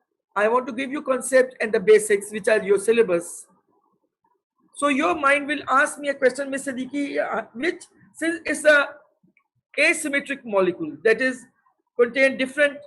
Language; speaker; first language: English; non-native, local second language; Urdu